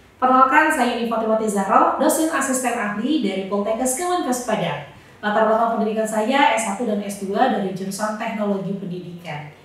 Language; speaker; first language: Indonesian; native; Indonesian